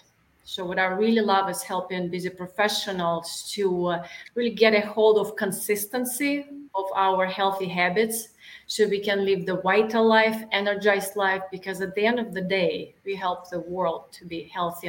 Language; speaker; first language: English; non-native, fluent; Russian